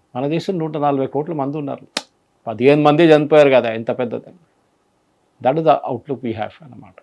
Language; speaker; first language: Telugu; non-native, fluent; Malayalam